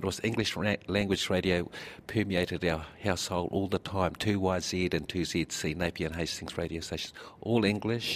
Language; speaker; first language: English; native; English